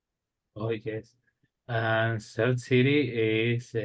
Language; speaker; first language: English; non-native, learner; Spanish